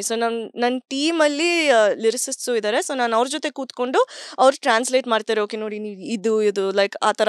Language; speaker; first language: Kannada; early bilingual, heritage; English